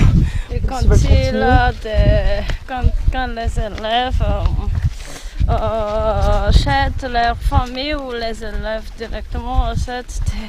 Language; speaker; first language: French; non-native, local second language; Malagasy